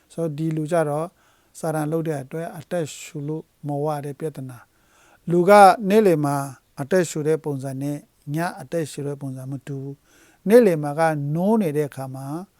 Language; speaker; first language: Burmese; non-native, local second language; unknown